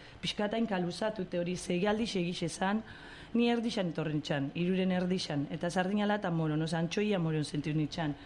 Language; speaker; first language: Basque; native; Basque